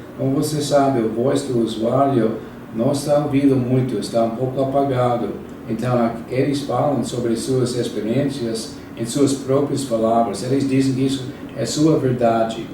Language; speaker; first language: Portuguese; non-native, fluent; English